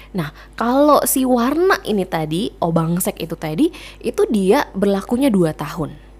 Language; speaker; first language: Indonesian; native; Indonesian